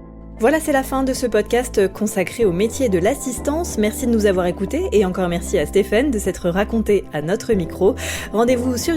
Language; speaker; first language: French; native; French